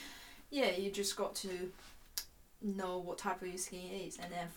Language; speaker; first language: English; non-native, fluent; Chinese